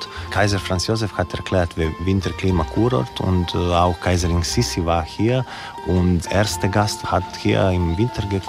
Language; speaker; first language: German; non-native, learner; Croatian